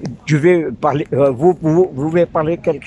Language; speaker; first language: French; non-native, learner; Portuguese